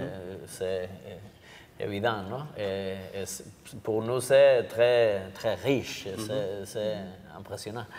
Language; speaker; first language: French; non-native, learner; Basque